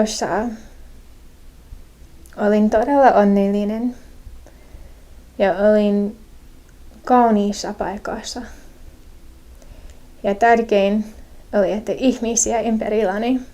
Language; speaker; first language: Finnish; non-native, fluent; English